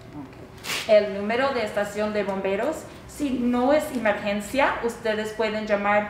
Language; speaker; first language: Spanish; early bilingual, heritage; Spanish